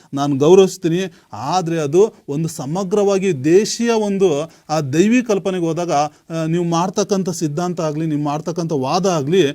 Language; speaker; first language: Kannada; native; Kannada